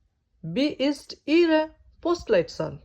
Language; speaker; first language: German; non-native, fluent; Bangla